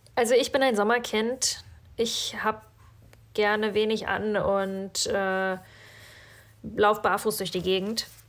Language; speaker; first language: German; early bilingual, other home language; Russian